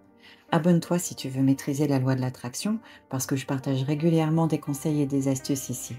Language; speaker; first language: French; native; French